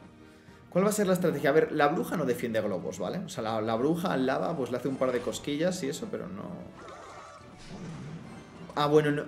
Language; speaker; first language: Spanish; native; Spanish